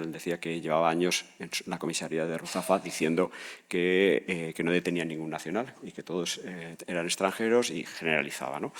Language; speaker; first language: Spanish; native; Spanish